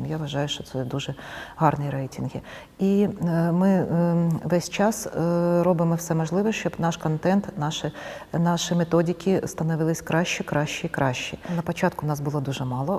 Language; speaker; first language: Ukrainian; non-native, local second language; Russian